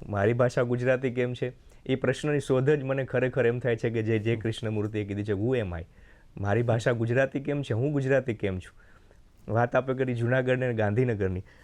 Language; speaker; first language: Gujarati; native; Gujarati